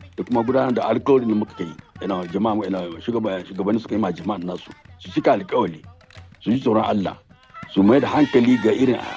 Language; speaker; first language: Hausa; non-native, local second language; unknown